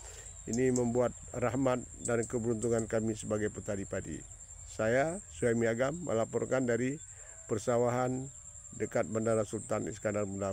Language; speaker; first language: Indonesian; non-native, local second language; Achinese